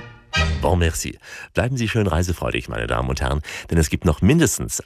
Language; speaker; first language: German; native; German